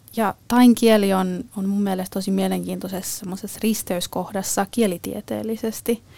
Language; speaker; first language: Finnish; native; Finnish